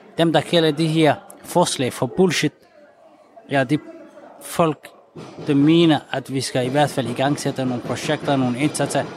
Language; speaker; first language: Danish; non-native, fluent; Somali